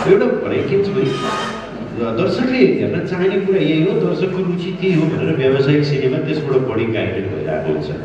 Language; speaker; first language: Nepali; native; Nepali